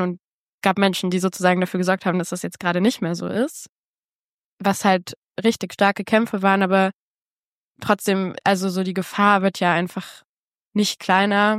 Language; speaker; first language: German; native; German